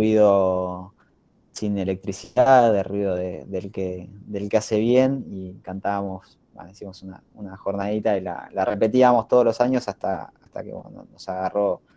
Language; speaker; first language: Spanish; native; Spanish